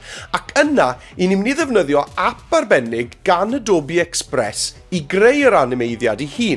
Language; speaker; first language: Welsh; native; Welsh